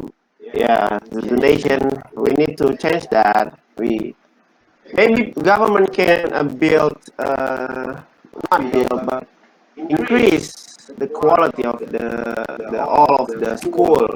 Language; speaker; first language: English; non-native, learner; Indonesian